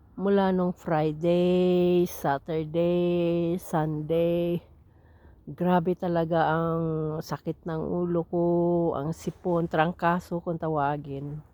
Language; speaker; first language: Filipino; non-native, local second language; Cebuano